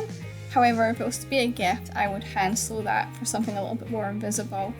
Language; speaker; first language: English; native; English